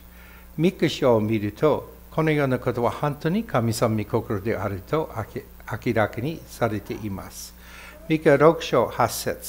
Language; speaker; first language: Japanese; non-native, fluent; English